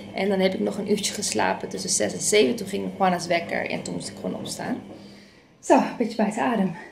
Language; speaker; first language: Dutch; non-native, fluent; Spanish